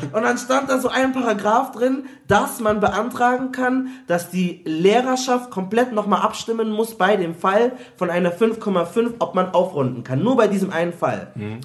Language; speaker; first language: German; early bilingual, other home language; Igbo